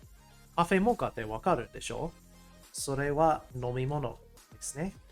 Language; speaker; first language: Japanese; non-native, learner; English